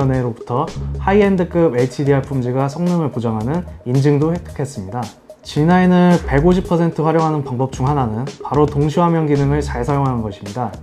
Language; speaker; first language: Korean; native; Korean